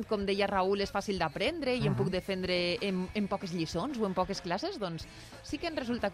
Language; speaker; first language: Catalan; native; Catalan